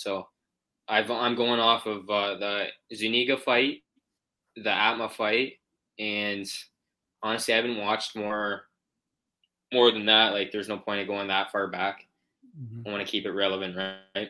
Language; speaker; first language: English; native; English